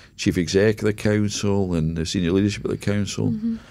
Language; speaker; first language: English; native; English